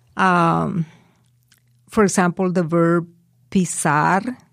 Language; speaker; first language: English; non-native, fluent; Spanish